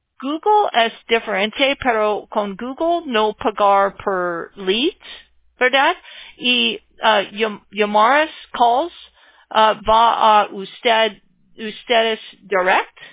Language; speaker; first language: Spanish; non-native, learner; English